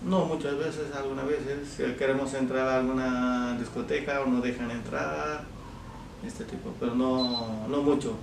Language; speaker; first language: Spanish; non-native, learner; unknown